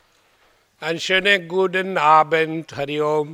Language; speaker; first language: German; non-native, fluent; Hindi